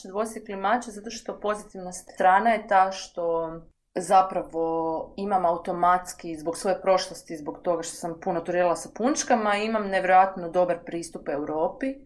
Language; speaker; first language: Croatian; native; Croatian